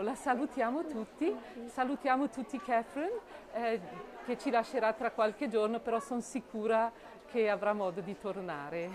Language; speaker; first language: Italian; native; Italian